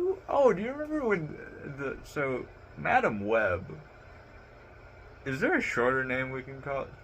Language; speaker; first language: English; native; English